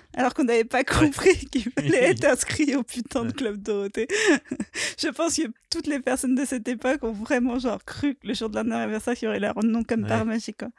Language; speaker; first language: French; native; French